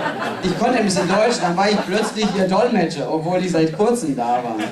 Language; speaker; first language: German; non-native, fluent; Romanian